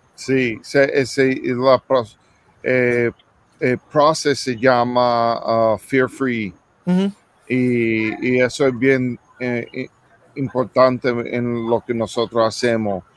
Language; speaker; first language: Spanish; early bilingual, heritage; English